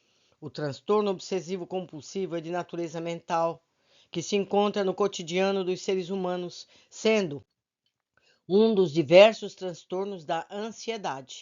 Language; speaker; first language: Portuguese; native; Portuguese